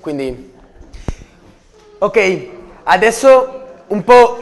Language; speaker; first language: Italian; non-native, learner; Spanish